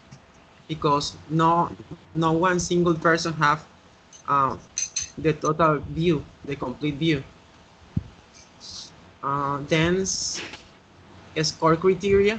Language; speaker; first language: English; non-native, learner; Spanish